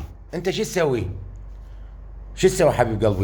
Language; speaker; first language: Arabic; native; Arabic